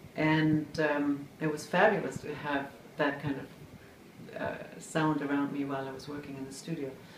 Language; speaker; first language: English; non-native, fluent; German